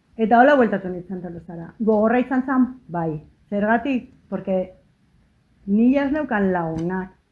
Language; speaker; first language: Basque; native; Basque